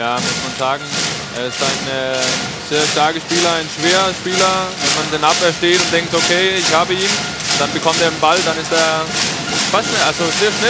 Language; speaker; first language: German; non-native, fluent; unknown